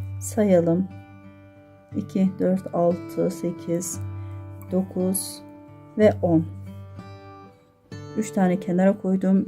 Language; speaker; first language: Turkish; native; Turkish